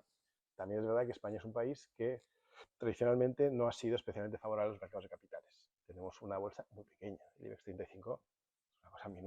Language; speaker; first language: Spanish; native; Spanish